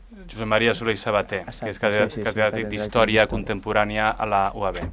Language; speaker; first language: Catalan; native; Catalan